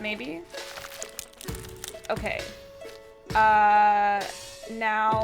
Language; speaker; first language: English; native; English